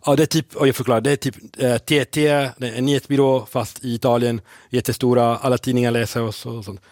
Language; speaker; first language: Swedish; non-native, fluent; Italian